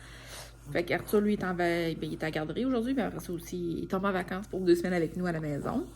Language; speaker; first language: French; native; French